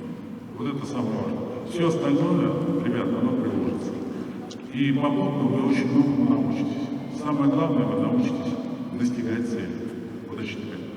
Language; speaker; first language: Russian; native; Russian